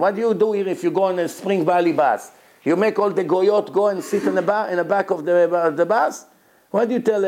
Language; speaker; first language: English; non-native, fluent; Hebrew